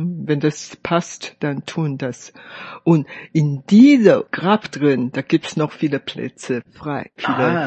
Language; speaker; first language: German; non-native, fluent; Chinese